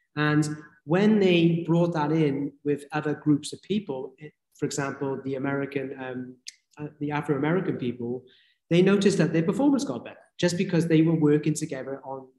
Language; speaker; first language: English; native; English